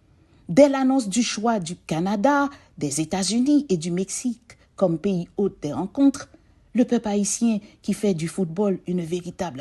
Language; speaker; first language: French; non-native, local second language; Haitian Creole